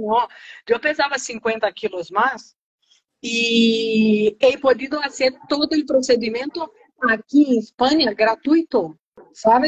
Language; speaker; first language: Spanish; non-native, learner; Portuguese